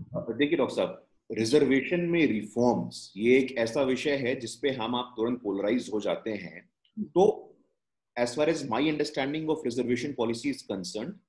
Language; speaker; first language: Hindi; native; Hindi